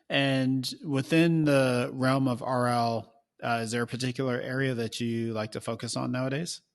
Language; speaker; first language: English; native; English